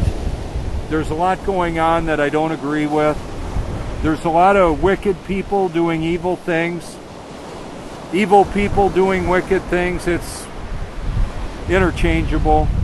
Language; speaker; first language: English; native; English